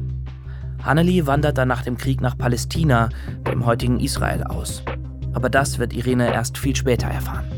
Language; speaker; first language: German; native; German